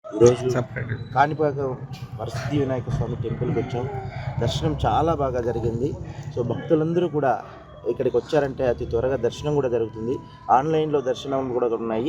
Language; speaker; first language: Telugu; native; Telugu